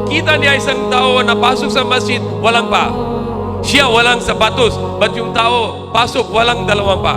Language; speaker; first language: Filipino; non-native, learner; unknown